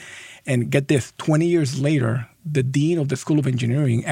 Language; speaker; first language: English; non-native, fluent; Spanish